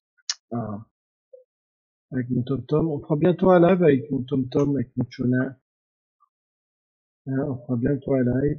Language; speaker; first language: French; native; French